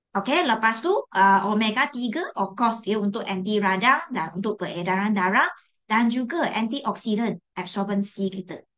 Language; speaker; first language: Malay; non-native, local second language; Chinese